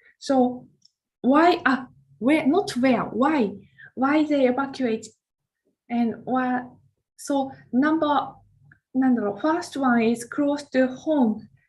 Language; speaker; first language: English; non-native, learner; Japanese